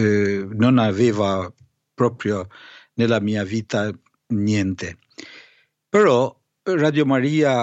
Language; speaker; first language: Italian; non-native, fluent; Albanian